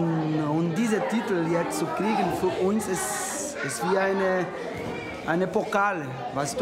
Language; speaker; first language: German; non-native, learner; Portuguese